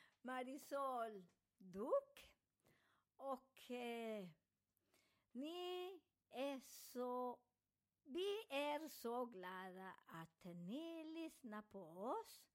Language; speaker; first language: Swedish; non-native, fluent; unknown